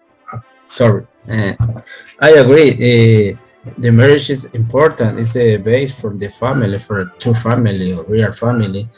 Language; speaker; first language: English; non-native, learner; Spanish